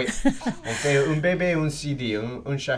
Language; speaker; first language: French; non-native, fluent; English